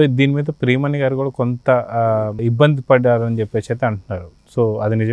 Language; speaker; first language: Telugu; native; Telugu